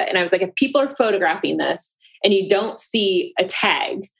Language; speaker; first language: English; native; English